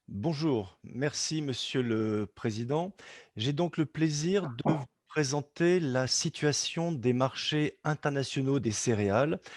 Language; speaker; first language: French; native; French